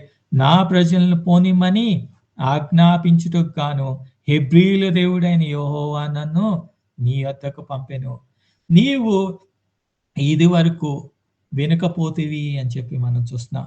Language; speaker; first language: Telugu; native; Telugu